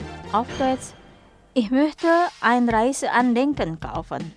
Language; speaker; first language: German; non-native, fluent; Indonesian